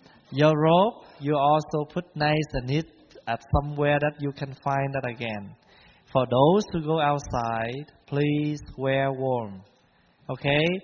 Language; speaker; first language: English; non-native, fluent; Vietnamese